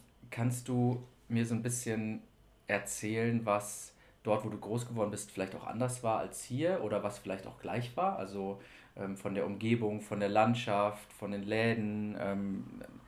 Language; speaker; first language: German; native; German